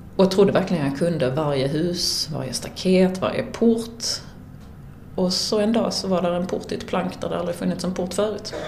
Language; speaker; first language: Swedish; native; Swedish